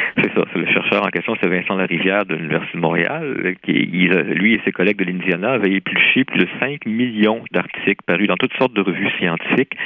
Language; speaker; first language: French; native; French